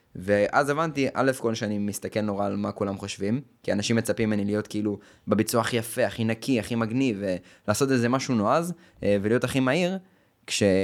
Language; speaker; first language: Hebrew; native; Hebrew